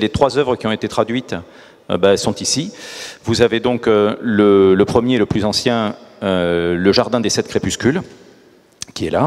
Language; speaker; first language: French; native; French